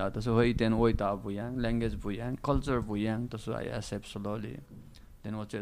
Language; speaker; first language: Chinese; non-native, fluent; Nepali